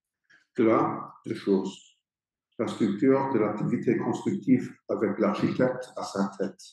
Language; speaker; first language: French; non-native, fluent; English